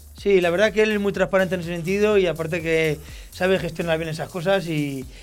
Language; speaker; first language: Spanish; native; Spanish